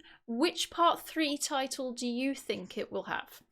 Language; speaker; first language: English; native; English